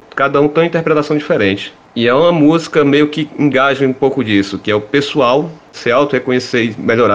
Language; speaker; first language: Portuguese; native; Portuguese